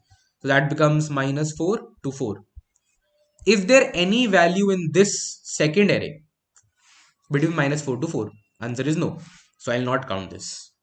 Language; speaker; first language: English; non-native, local second language; Hindi